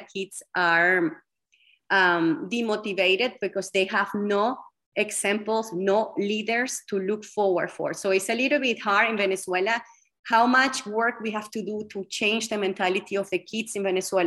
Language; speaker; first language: English; non-native, fluent; Spanish